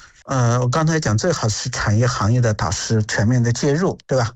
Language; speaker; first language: Chinese; native; Chinese